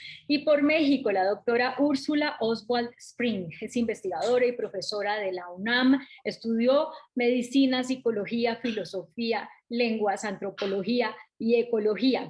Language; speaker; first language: Spanish; native; Spanish